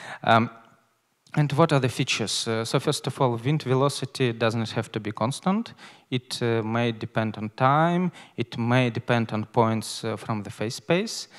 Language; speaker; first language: English; non-native, fluent; Russian